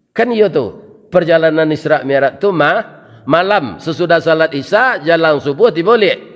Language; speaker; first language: Malay; non-native, local second language; Minangkabau